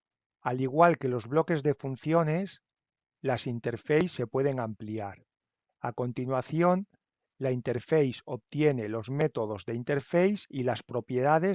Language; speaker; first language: Spanish; native; Spanish